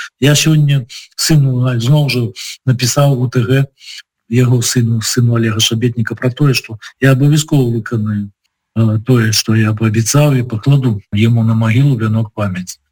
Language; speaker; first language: Belarusian; native; Belarusian